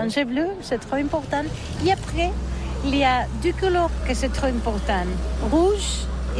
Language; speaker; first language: French; non-native, learner; Catalan